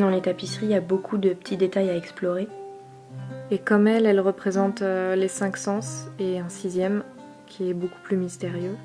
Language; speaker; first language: French; native; French